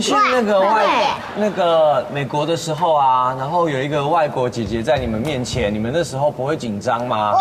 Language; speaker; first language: Chinese; native; Chinese